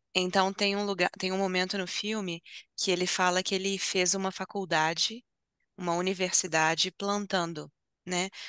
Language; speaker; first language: Portuguese; native; Portuguese